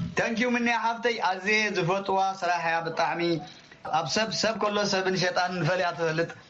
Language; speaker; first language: Tigrinya; native; Tigrinya